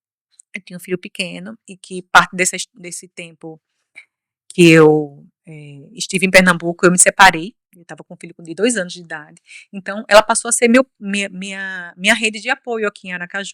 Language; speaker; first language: Portuguese; native; Portuguese